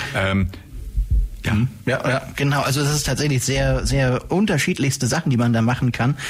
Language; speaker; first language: German; native; German